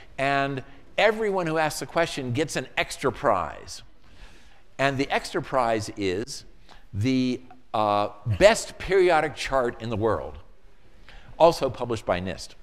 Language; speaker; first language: English; native; English